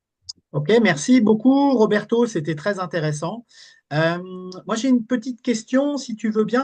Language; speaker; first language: French; native; French